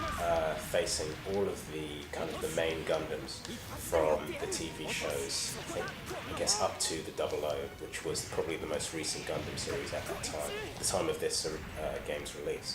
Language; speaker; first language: English; native; English